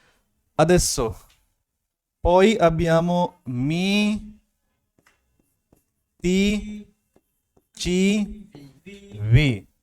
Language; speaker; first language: Italian; non-native, fluent; Hindi